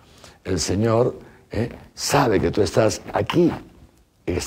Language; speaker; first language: Spanish; native; Spanish